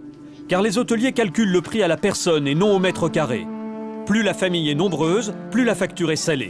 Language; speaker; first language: French; native; French